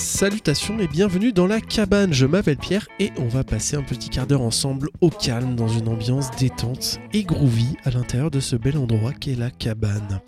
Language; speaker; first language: French; native; French